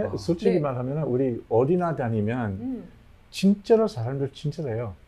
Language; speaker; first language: Korean; non-native, learner; English